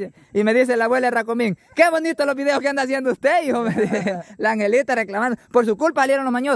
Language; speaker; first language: Spanish; native; Spanish